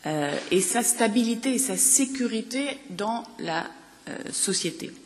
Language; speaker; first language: French; native; French